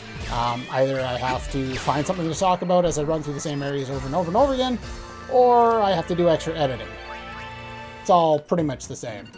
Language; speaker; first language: English; native; English